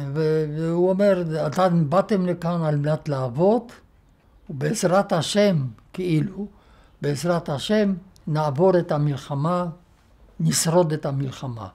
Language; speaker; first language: Hebrew; non-native, fluent; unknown